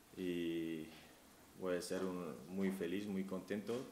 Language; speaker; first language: Spanish; non-native, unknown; Turkish